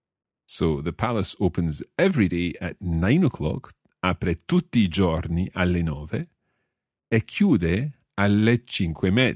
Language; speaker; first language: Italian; non-native, fluent; English